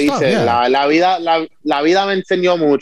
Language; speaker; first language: Spanish; early bilingual, heritage; Spanish